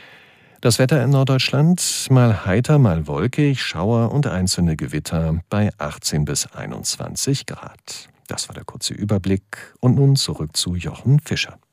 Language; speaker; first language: German; native; German